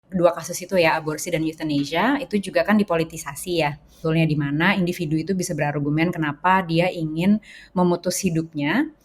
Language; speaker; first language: Indonesian; early bilingual, other home language; English